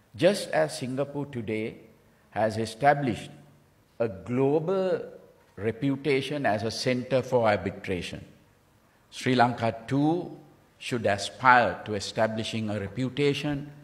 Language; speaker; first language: English; non-native, local second language; Sinhala